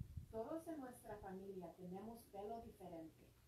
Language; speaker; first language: Spanish; early bilingual, heritage; Spanish